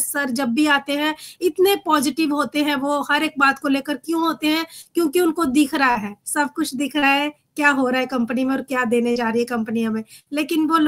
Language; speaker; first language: Hindi; native; Hindi